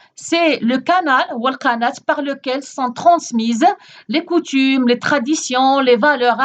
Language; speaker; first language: French; non-native, local second language; Arabic